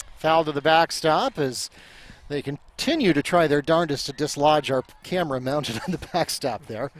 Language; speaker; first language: English; native; English